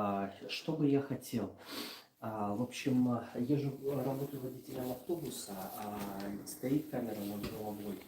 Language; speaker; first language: Russian; native; Russian